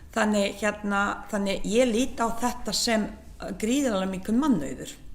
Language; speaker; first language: Icelandic; non-native, fluent; Bosnian